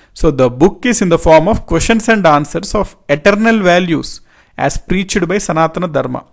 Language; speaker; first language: English; non-native, local second language; Telugu